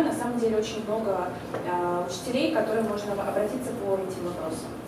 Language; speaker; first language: Russian; native; Russian